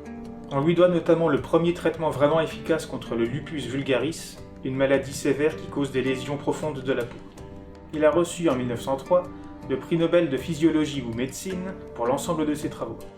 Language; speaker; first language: French; native; French